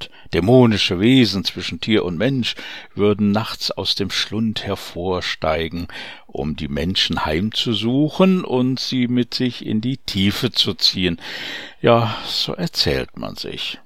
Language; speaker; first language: German; native; German